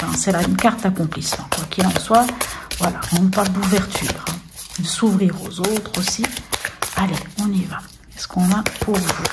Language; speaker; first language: French; native; French